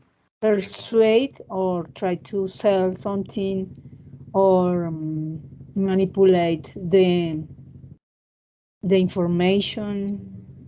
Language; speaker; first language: English; non-native, learner; Spanish